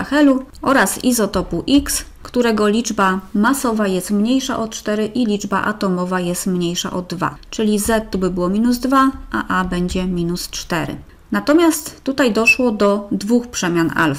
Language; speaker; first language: Polish; native; Polish